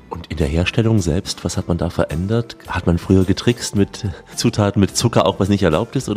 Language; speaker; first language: German; native; German